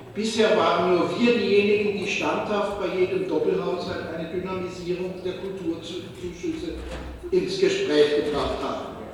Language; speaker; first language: German; native; German